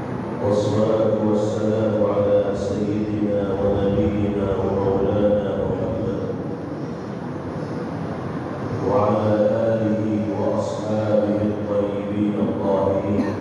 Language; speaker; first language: Arabic; non-native, fluent; Urdu